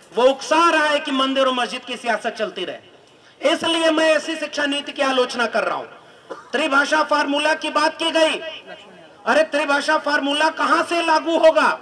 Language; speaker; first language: Hindi; native; Hindi